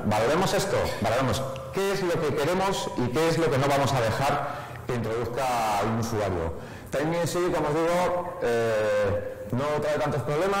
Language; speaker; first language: Spanish; native; Spanish